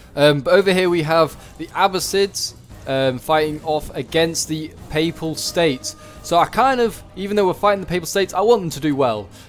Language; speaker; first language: English; native; English